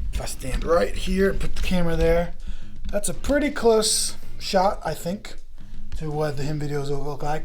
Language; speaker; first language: English; native; English